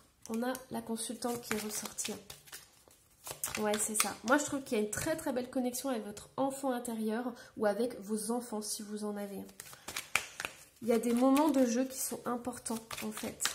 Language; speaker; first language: French; native; French